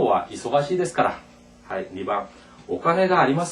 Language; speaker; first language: Japanese; non-native, fluent; Korean